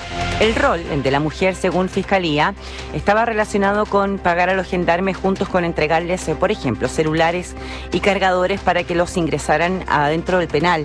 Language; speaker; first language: Spanish; native; Spanish